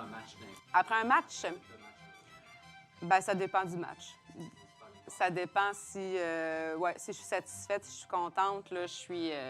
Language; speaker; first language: French; native; French